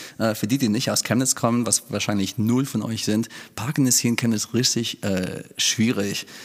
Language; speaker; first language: German; non-native, fluent; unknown